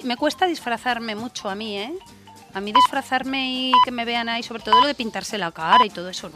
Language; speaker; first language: Spanish; native; Spanish